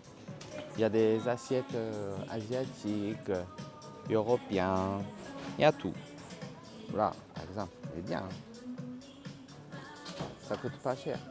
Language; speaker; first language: French; non-native, learner; Japanese